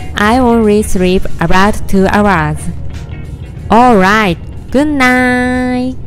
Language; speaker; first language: English; non-native, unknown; Japanese